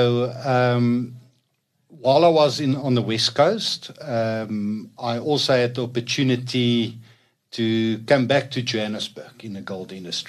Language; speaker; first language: English; non-native, local second language; Afrikaans